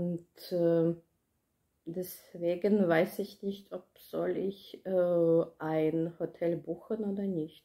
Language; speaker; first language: German; non-native, learner; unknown